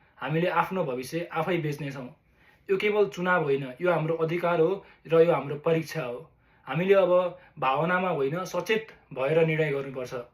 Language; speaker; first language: Nepali; native; Nepali